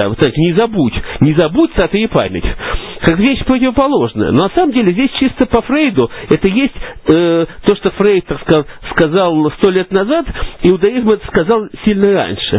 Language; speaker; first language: Russian; native; Russian